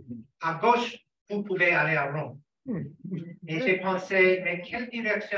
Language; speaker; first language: French; non-native, fluent; English